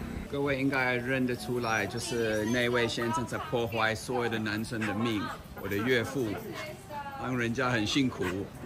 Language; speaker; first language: Chinese; non-native, fluent; English